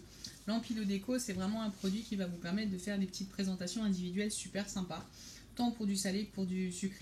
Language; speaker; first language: French; native; French